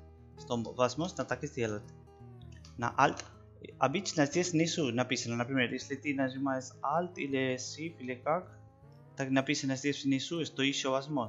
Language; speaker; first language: Russian; non-native, learner; Spanish